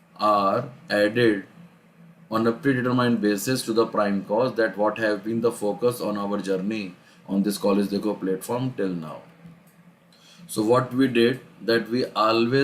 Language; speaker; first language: English; non-native, local second language; Hindi